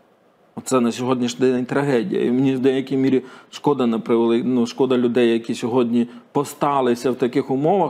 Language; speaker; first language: Ukrainian; native; Ukrainian